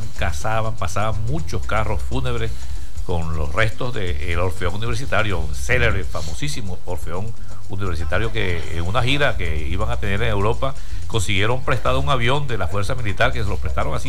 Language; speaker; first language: Spanish; native; Spanish